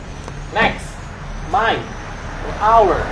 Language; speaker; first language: English; non-native, learner; Indonesian